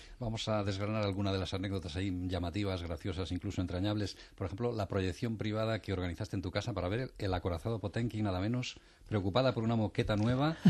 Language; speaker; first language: Spanish; native; Spanish